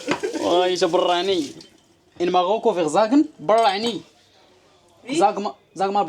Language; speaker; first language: German; non-native, learner; Arabic